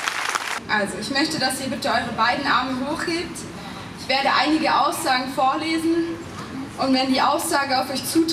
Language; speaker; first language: German; native; German